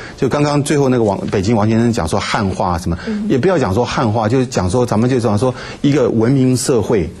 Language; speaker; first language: Chinese; native; Chinese